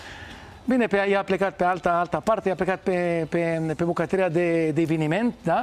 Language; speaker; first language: Romanian; non-native, fluent; Hebrew